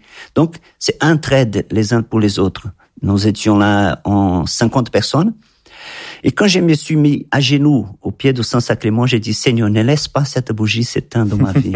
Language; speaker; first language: French; non-native, fluent; Italian